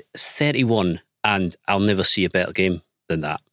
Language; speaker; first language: English; native; English